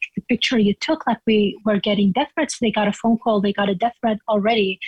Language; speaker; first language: English; non-native, fluent; Arabic